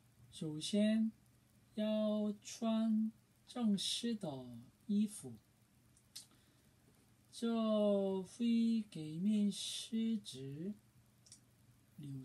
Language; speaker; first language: Chinese; non-native, learner; Korean